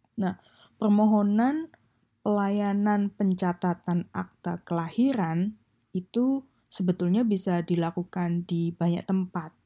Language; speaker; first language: Indonesian; native; Indonesian